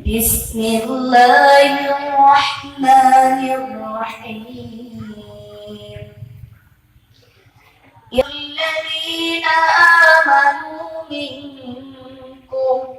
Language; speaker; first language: Arabic; non-native, learner; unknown